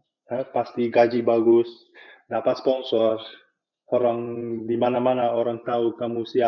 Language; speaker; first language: Indonesian; non-native, fluent; Dutch